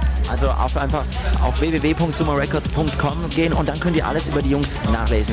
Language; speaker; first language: German; native; German